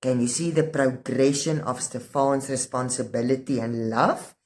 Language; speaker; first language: English; non-native, local second language; Afrikaans